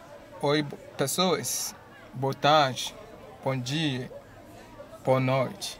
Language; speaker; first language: Portuguese; non-native, fluent; English